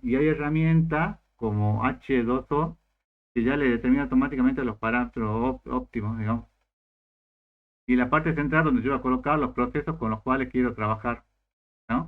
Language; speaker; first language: Spanish; native; Spanish